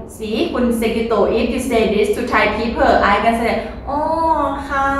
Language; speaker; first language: English; non-native, learner; Thai